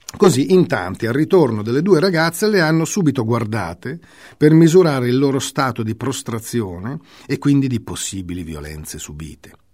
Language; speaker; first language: Italian; native; Italian